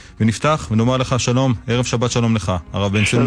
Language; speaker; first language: Hebrew; native; Hebrew